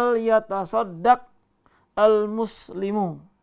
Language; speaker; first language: Arabic; non-native, fluent; Indonesian